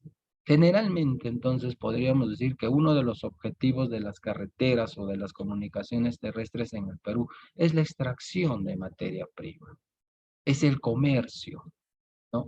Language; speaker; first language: Spanish; native; Spanish